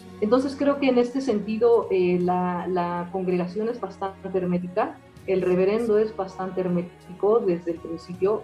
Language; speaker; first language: Spanish; native; Spanish